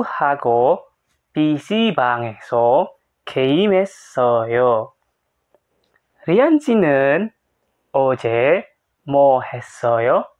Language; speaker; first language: Korean; non-native, fluent; Indonesian